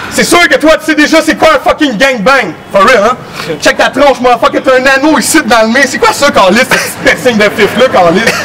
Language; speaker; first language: French; native; French